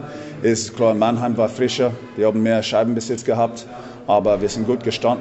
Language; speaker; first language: German; non-native, fluent; English